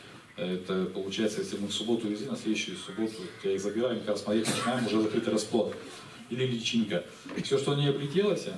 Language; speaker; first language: Russian; native; Russian